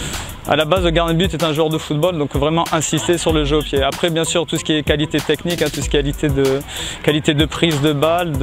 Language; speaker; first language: French; native; French